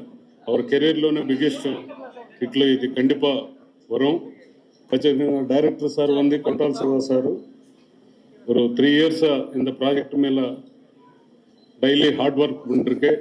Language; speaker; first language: Tamil; non-native, learner; Telugu